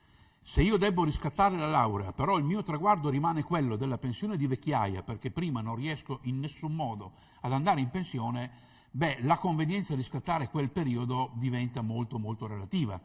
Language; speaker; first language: Italian; native; Italian